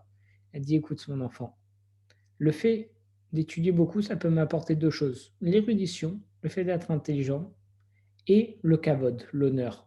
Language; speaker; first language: French; native; French